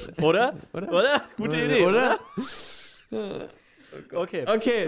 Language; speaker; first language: German; native; German